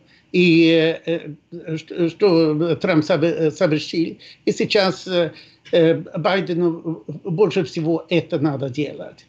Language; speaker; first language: Russian; non-native, fluent; Swedish